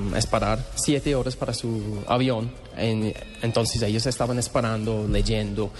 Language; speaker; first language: Spanish; non-native, learner; English